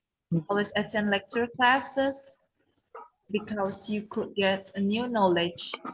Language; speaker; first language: English; non-native, learner; Indonesian